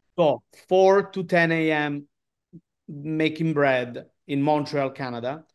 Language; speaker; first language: English; non-native, learner; Italian